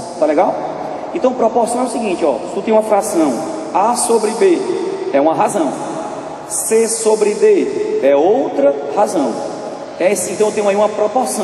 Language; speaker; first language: Portuguese; native; Portuguese